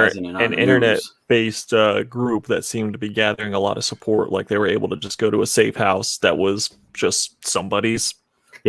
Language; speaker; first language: English; native; English